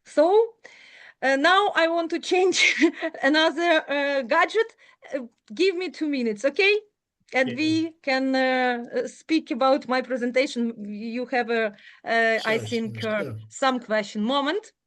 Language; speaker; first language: English; non-native, learner; Ukrainian